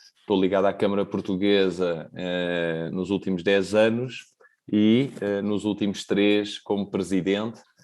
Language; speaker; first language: Portuguese; native; Portuguese